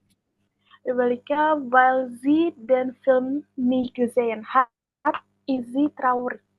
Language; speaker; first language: German; non-native, learner; Indonesian